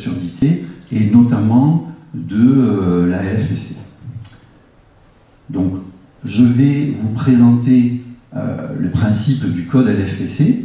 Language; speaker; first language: French; native; French